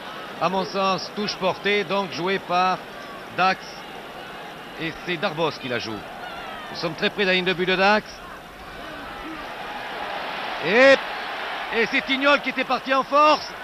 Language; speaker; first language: French; native; French